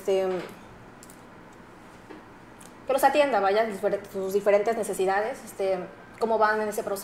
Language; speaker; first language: Spanish; native; Spanish